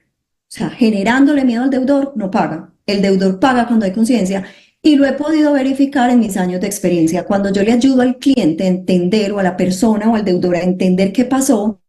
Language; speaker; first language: Spanish; native; Spanish